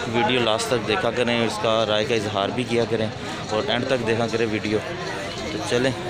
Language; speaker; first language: Urdu; non-native, local second language; Punjabi